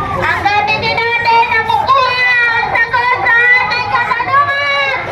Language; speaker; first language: Filipino; native; Filipino